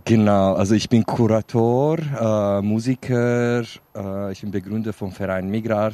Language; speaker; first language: German; non-native, fluent; Kurdish